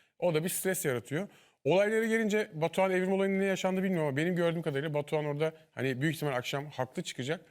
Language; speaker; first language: Turkish; native; Turkish